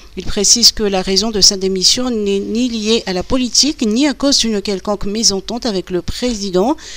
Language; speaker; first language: French; non-native, local second language; Malagasy